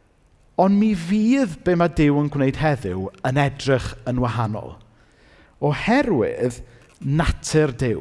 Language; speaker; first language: Welsh; native; Welsh